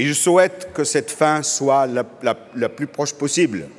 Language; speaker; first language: French; non-native, local second language; Arabic